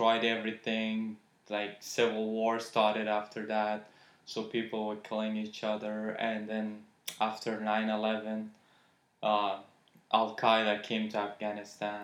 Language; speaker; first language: English; non-native, fluent; Persian